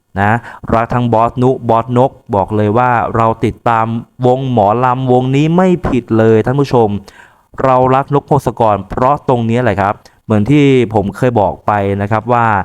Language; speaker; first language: Thai; native; Thai